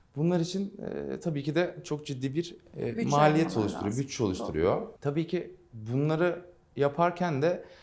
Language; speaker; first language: Turkish; non-native, local second language; Dutch